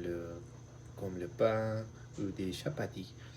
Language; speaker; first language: French; non-native, learner; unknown